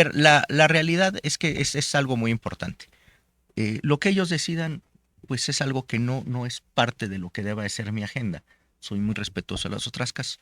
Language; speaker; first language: Spanish; native; Spanish